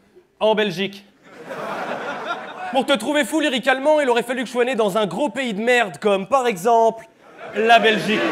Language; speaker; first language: French; native; French